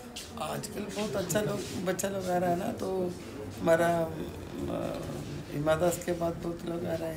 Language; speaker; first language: Hindi; non-native, local second language; Malayalam